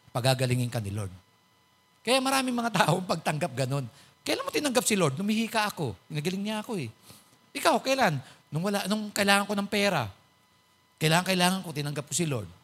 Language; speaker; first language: Filipino; native; Filipino